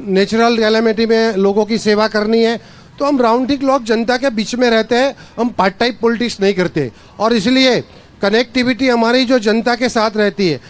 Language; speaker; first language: Hindi; non-native, local second language; Gujarati